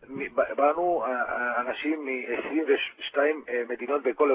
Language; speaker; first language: Hebrew; non-native, fluent; Spanish